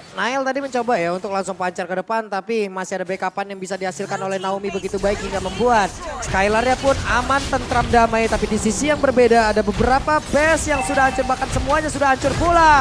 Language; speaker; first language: Indonesian; native; Indonesian